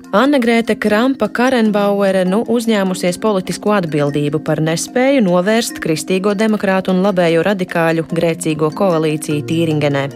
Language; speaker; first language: Latvian; native; Latvian